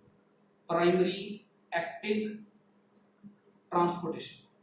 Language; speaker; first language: English; non-native, local second language; Hindi